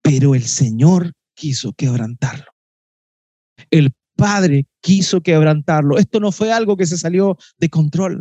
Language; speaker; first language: Spanish; native; Spanish